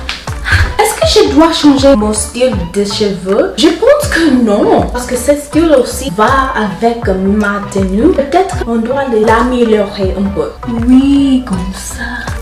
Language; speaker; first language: French; non-native, learner; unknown